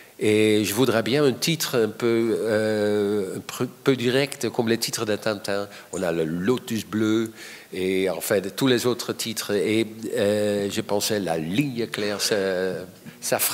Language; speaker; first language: French; non-native, fluent; Dutch